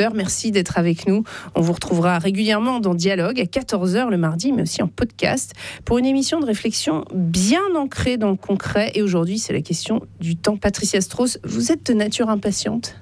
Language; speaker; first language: French; native; French